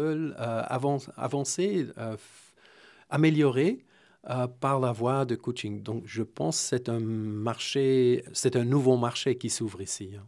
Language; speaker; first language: French; non-native, fluent; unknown